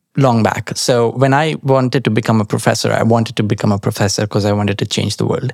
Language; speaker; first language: English; non-native, local second language; Marathi